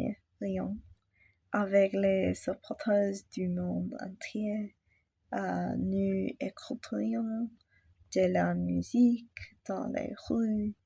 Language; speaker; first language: French; non-native, learner; English